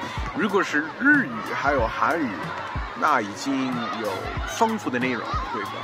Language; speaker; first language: Chinese; non-native, fluent; English